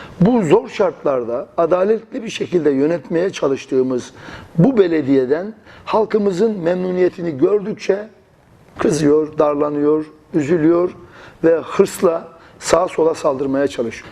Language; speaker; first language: Turkish; native; Turkish